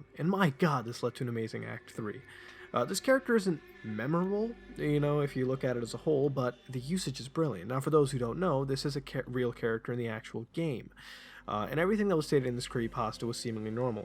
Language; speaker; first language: English; native; English